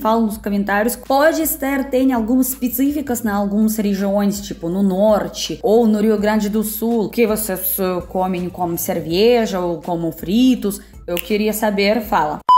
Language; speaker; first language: Portuguese; non-native, fluent; Russian